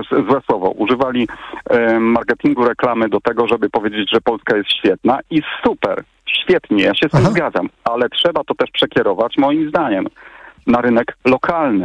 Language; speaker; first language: Polish; native; Polish